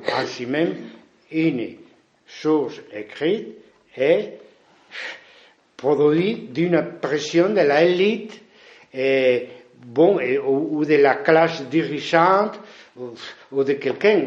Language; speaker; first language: French; non-native, fluent; Spanish